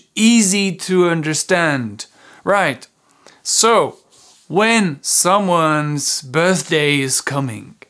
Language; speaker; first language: English; non-native, fluent; French